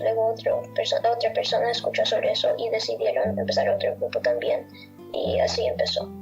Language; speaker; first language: Spanish; non-native, fluent; English